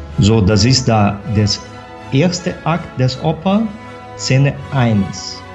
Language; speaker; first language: German; non-native, fluent; Portuguese